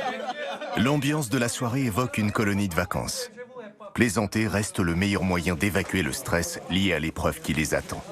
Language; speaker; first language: French; native; French